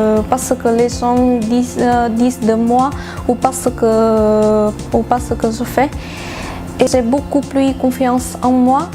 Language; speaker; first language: French; non-native, fluent; Vietnamese